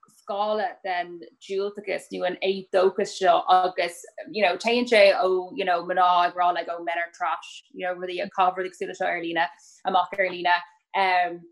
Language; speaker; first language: Irish; native; Irish